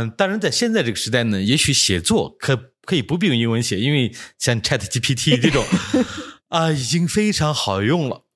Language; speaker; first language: Chinese; native; Chinese